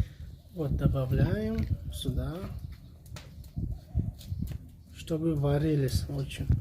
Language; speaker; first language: Russian; non-native, learner; Tajik